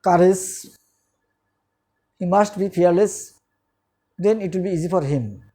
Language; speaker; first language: English; non-native, local second language; Bangla